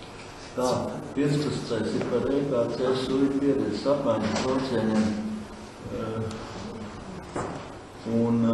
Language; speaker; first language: Latvian; native; Latvian